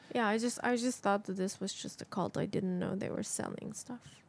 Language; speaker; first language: English; non-native, fluent; Japanese